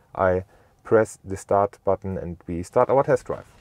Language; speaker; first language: English; non-native, fluent; German